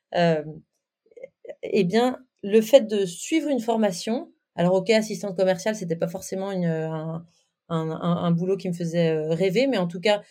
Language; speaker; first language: French; native; French